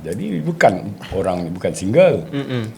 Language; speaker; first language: Malay; native; Malay